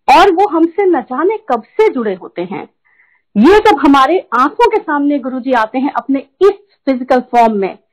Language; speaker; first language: Hindi; native; Hindi